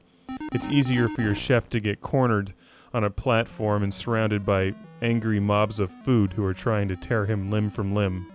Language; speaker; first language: English; native; English